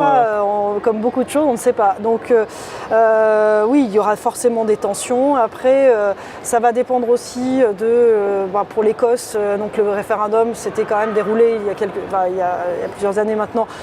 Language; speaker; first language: French; native; French